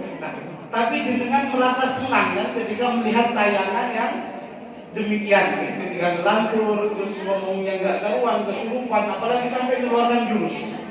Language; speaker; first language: Indonesian; non-native, local second language; Madurese